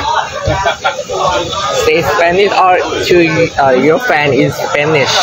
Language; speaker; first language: English; non-native, learner; Thai